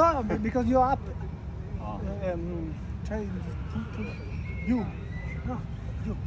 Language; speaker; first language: English; non-native, learner; Italian